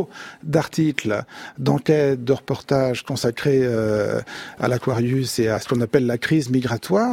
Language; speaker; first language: French; native; French